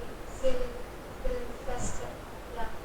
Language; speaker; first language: German; non-native, learner; Hindi